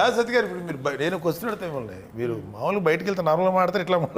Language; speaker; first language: Telugu; native; Telugu